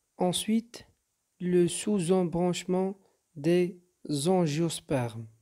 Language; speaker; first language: French; non-native, local second language; Arabic